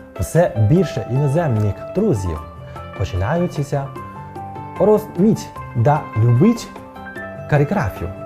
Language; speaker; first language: Ukrainian; non-native, fluent; Chinese